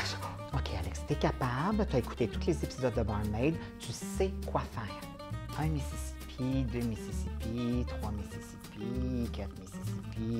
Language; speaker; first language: French; native; French